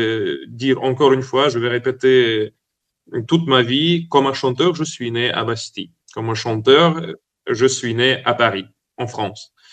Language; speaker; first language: French; non-native, fluent; Russian